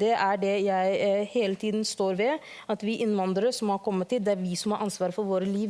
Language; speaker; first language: Norwegian; early bilingual, other home language; Somali